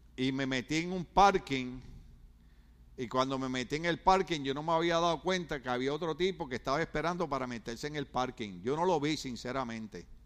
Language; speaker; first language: Spanish; native; Spanish